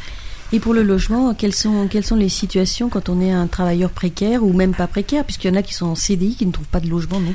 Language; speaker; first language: French; native; French